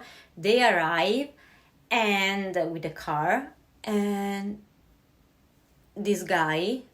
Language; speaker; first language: English; non-native, fluent; Italian